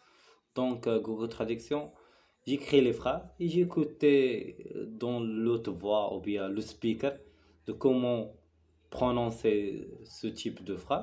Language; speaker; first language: French; non-native, learner; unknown